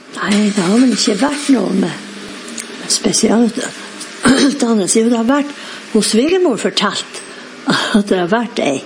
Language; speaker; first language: Norwegian; native; Norwegian